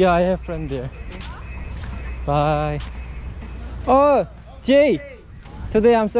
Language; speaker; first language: English; non-native, learner; Korean